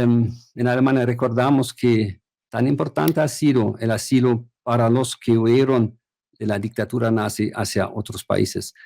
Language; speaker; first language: Spanish; non-native, fluent; German